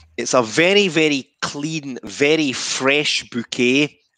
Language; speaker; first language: English; native; English